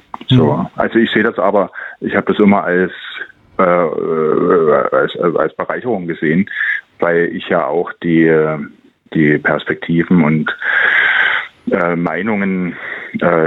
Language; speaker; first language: German; native; German